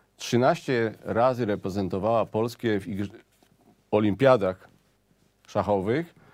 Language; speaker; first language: Polish; native; Polish